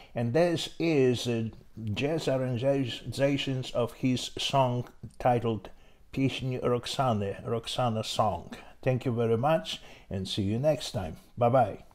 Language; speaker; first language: English; non-native, fluent; Polish